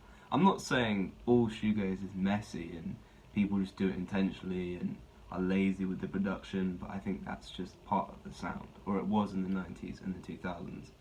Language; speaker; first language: English; native; English